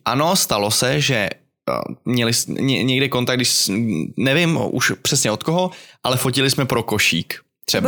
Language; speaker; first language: Czech; native; Czech